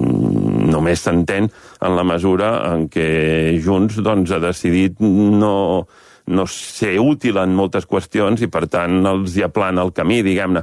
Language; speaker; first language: Catalan; native; Catalan